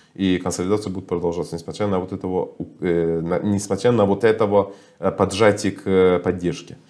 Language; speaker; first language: Russian; non-native, fluent; Persian